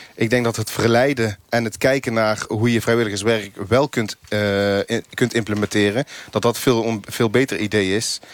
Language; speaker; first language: Dutch; native; Dutch